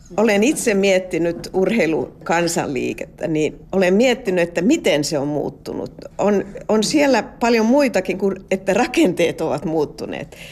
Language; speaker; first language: Finnish; non-native, local second language; Swedish